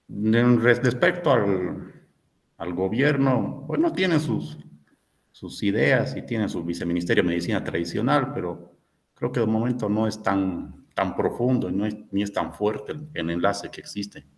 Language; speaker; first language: Spanish; native; Spanish